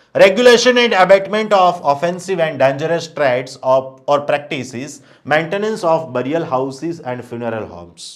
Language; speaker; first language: English; non-native, local second language; Gujarati